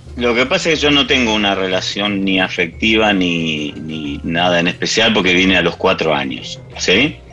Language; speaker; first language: Spanish; early bilingual, other home language; English